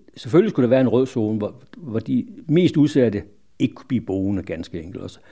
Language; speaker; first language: Danish; native; Danish